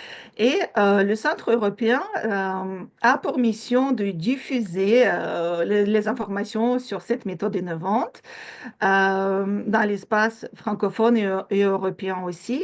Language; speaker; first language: French; non-native, fluent; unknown